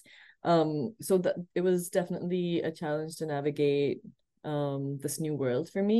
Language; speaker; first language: English; non-native, local second language; Urdu